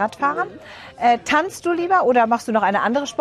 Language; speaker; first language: German; native; German